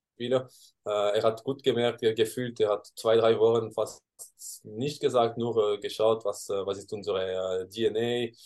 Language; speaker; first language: German; non-native, local second language; French